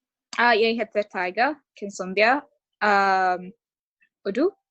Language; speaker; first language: Norwegian; non-native, learner; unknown